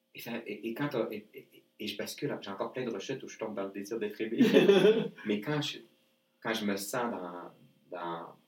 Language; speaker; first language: French; native; French